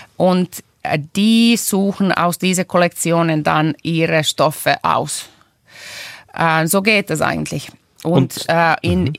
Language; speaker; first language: German; non-native, fluent; Finnish